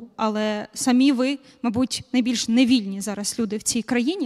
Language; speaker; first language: Ukrainian; native; Ukrainian